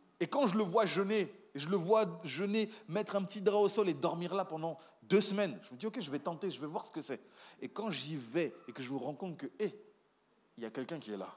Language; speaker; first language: French; native; French